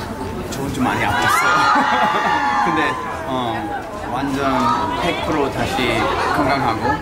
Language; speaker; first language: Korean; early bilingual, heritage; Korean